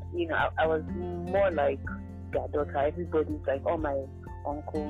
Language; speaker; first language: English; non-native, local second language; Yoruba